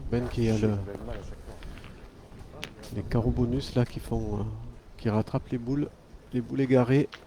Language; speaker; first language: French; native; French